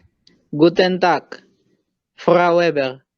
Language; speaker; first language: German; non-native, learner; Indonesian